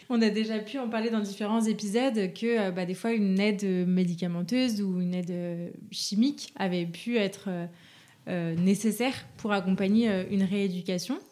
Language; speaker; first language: French; native; French